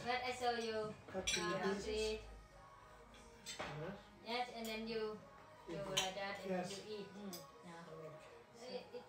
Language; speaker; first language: English; non-native, learner; Vietnamese